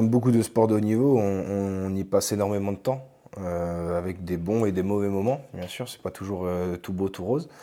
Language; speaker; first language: French; native; French